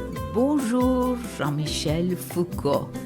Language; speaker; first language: French; non-native, fluent; Turkish